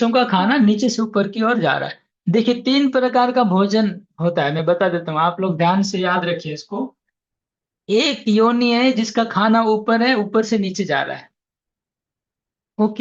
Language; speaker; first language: Hindi; non-native, local second language; Bangla